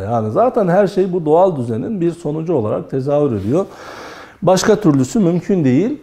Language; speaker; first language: Turkish; native; Turkish